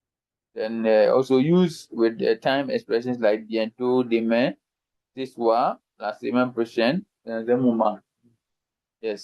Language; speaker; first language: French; non-native, fluent; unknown